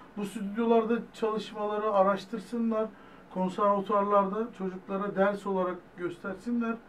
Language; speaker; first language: Turkish; native; Turkish